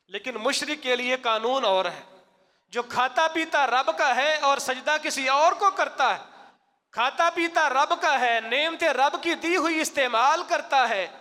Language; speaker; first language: Urdu; non-native, local second language; Punjabi